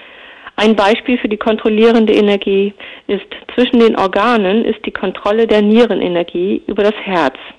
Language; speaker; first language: German; native; German